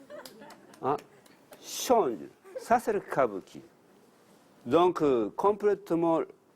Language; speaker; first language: French; non-native, learner; Japanese